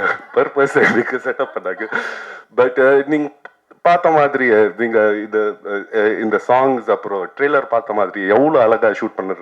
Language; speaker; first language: Tamil; non-native, local second language; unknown